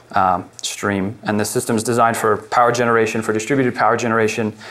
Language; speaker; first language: English; native; English